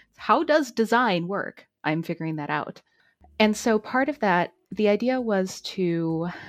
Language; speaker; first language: English; native; English